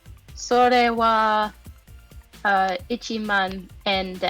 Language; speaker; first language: Japanese; non-native, learner; English